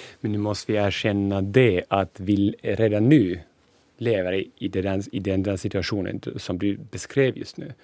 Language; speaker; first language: Swedish; non-native, local second language; Finnish